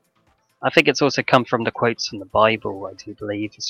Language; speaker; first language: English; native; English